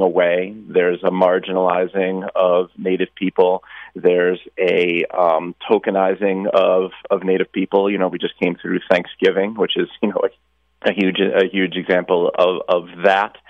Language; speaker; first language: English; native; English